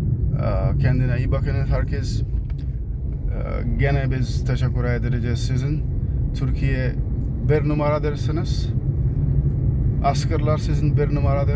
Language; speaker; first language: Turkish; non-native, learner; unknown